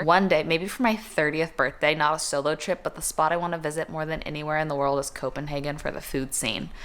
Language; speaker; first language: English; native; English